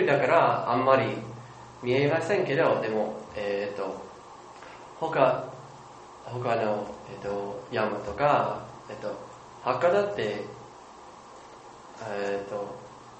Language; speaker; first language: Japanese; non-native, learner; English